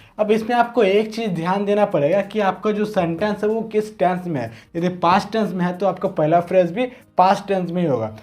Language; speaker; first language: Hindi; native; Hindi